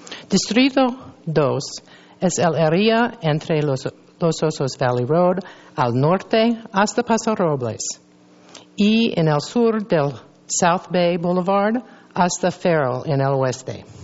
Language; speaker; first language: Spanish; non-native, learner; English